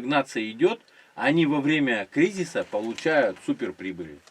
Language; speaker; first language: Russian; native; Russian